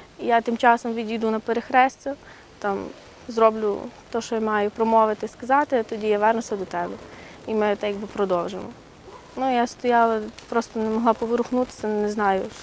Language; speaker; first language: Ukrainian; native; Ukrainian